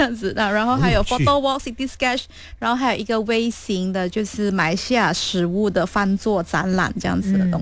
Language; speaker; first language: Chinese; native; Chinese